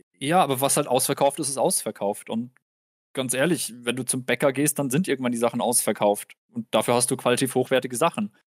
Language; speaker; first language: German; native; German